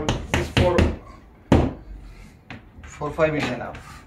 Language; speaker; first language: English; non-native, learner; Bangla